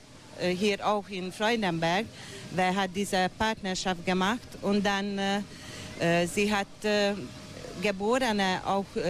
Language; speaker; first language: German; non-native, local second language; Hungarian